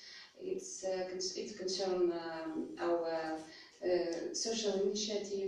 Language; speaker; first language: English; non-native, learner; Russian